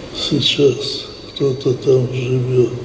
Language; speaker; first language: Russian; non-native, local second language; Georgian